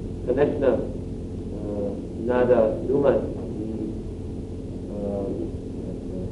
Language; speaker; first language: Russian; non-native, learner; English